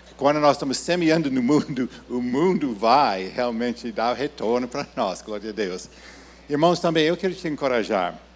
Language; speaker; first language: Portuguese; non-native, fluent; English